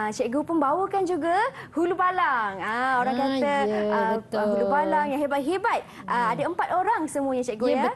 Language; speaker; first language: Malay; native; Malay